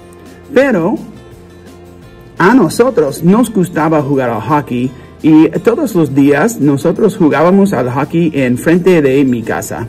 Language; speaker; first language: Spanish; non-native, learner; English